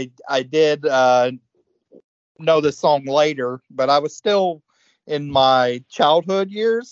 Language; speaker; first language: English; native; English